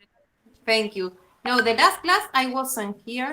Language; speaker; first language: English; non-native, learner; Spanish